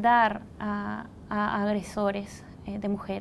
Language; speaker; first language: Spanish; native; Spanish